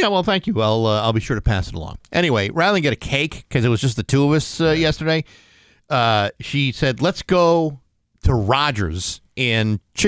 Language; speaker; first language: English; native; English